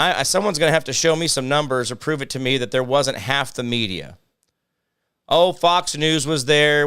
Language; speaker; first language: English; native; English